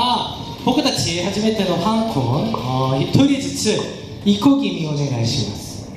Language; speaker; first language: Japanese; non-native, learner; Korean